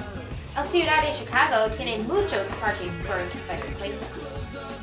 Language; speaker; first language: Spanish; non-native, learner; English